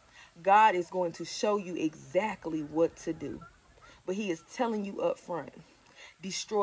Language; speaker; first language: English; native; English